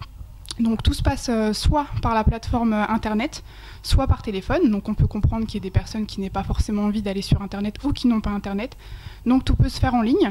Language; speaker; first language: French; native; French